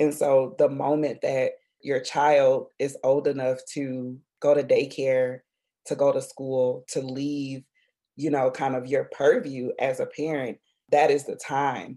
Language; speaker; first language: English; native; English